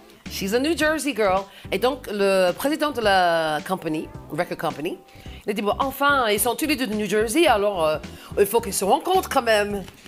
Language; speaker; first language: French; non-native, fluent; English